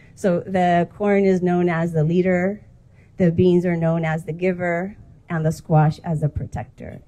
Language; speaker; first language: English; native; English